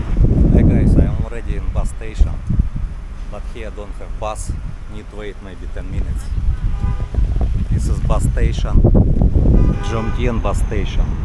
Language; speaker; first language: English; non-native, learner; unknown